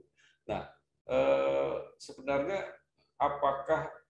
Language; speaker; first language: Indonesian; native; Indonesian